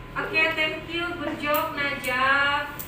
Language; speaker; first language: English; non-native, learner; Indonesian